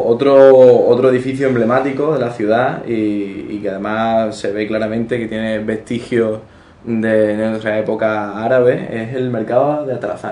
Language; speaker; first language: Spanish; native; Spanish